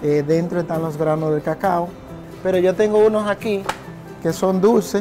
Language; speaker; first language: Spanish; native; Spanish